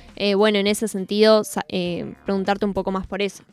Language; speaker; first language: Spanish; native; Spanish